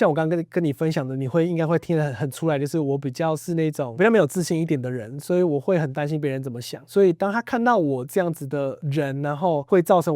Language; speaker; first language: Chinese; native; Chinese